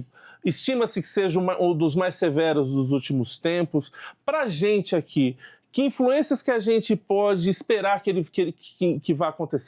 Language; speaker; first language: Portuguese; native; Portuguese